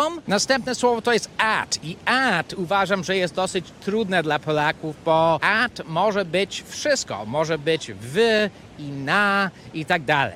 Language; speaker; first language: Polish; early bilingual, heritage; Polish